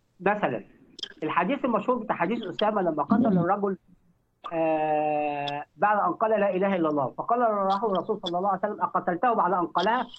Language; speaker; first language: Arabic; native; Arabic